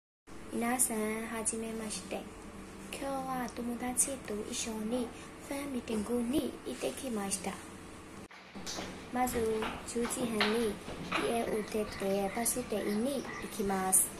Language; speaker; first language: Japanese; non-native, learner; Burmese